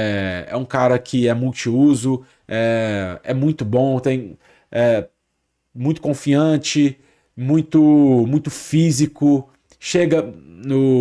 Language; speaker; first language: Portuguese; native; Portuguese